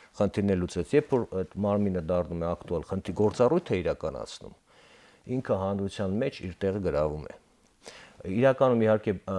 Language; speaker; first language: Armenian; native; Armenian